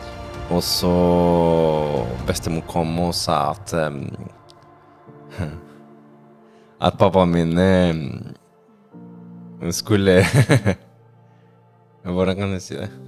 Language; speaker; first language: Norwegian; non-native, fluent; Spanish